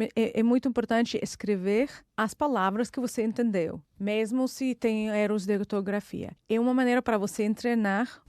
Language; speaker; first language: Portuguese; non-native, fluent; Russian